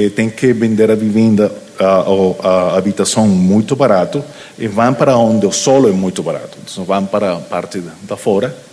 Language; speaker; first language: Portuguese; non-native, learner; Spanish